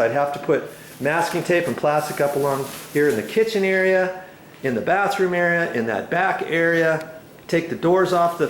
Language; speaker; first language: English; native; English